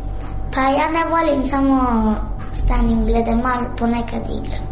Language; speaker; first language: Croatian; non-native, learner; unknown